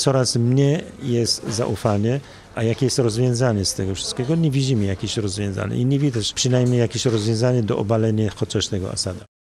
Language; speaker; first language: Polish; non-native, fluent; Arabic